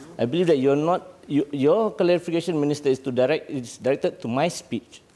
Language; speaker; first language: English; non-native, local second language; Malay